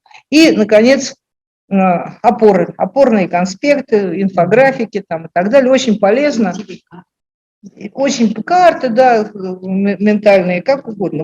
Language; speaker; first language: Russian; native; Russian